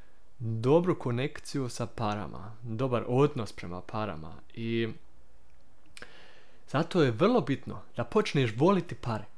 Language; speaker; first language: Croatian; early bilingual, heritage; Croatian